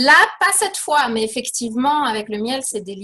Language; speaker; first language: French; native; French